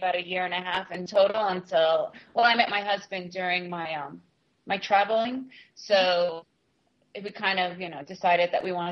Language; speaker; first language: English; early bilingual, other home language; Russian